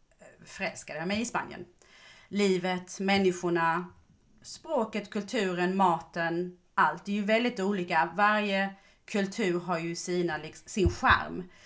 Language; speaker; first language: Swedish; native; Swedish